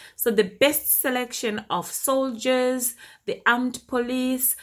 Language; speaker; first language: English; non-native, local second language; Shona